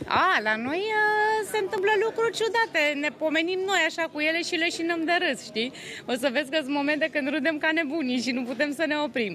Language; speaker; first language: Romanian; native; Romanian